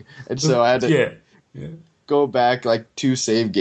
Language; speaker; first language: English; native; English